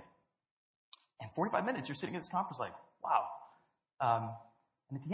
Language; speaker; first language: English; native; English